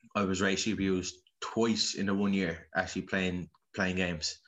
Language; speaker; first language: English; native; English